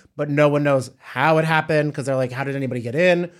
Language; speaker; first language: English; native; English